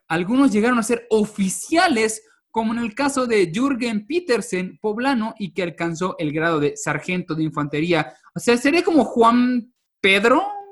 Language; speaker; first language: Spanish; native; Spanish